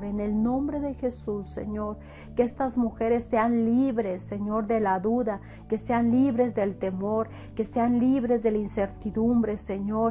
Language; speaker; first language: Spanish; native; Spanish